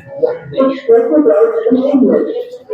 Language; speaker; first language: German; non-native, learner; Indonesian